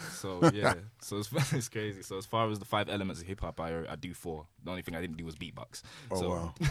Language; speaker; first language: English; native; English